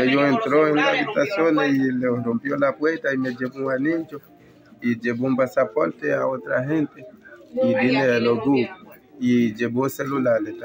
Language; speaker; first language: Spanish; non-native, learner; Haitian Creole